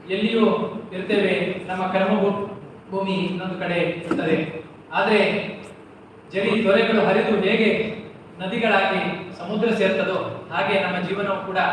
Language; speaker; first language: Kannada; native; Kannada